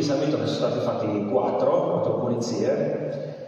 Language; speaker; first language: Italian; native; Italian